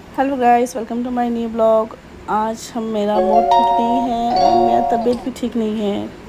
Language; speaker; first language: Hindi; non-native, local second language; Bangla